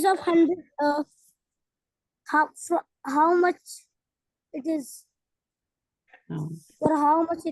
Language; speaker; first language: English; non-native, learner; Hindi